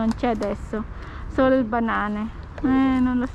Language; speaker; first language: Italian; non-native, learner; Filipino